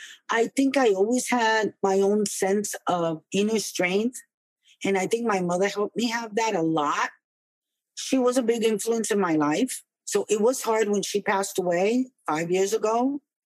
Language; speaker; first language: English; early bilingual, other home language; Spanish